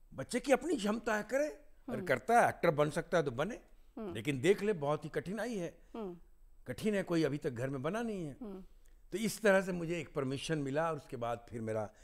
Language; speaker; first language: Hindi; native; Hindi